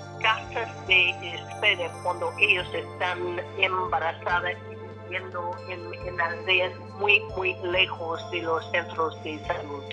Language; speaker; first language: Spanish; non-native, learner; English